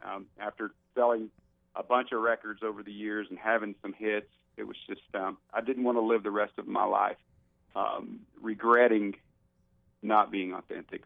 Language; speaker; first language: English; native; English